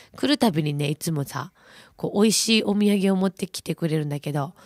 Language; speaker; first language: Japanese; native; Japanese